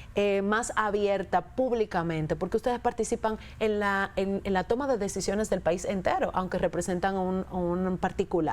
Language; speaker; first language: Spanish; native; Spanish